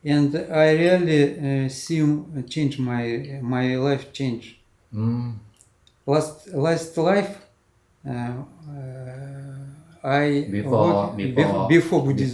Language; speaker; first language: English; non-native, learner; Russian